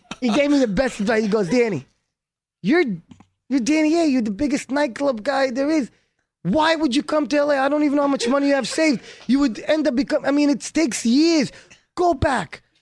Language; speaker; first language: English; early bilingual, other home language; Hebrew